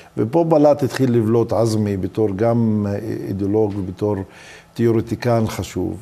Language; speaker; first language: Hebrew; non-native, local second language; Arabic